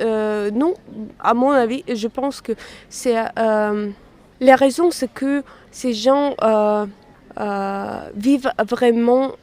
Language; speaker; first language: French; non-native, fluent; Russian